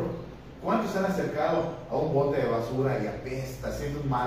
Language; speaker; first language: Spanish; native; Spanish